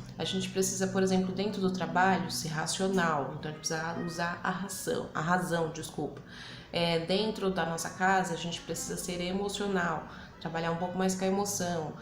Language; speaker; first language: Portuguese; early bilingual, other home language; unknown